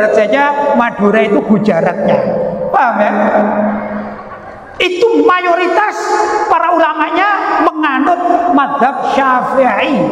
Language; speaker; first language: Indonesian; native; Indonesian